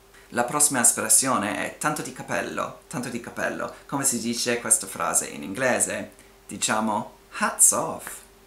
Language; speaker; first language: Italian; non-native, fluent; English